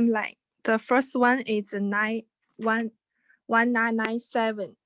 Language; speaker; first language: English; non-native, learner; Chinese